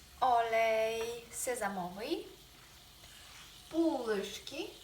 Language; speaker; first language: Polish; non-native, fluent; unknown